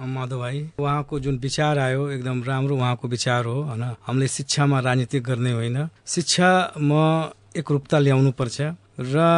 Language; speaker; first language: Nepali; non-native, local second language; Awadhi